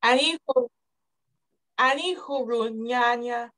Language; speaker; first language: Igbo; early bilingual, heritage; Igbo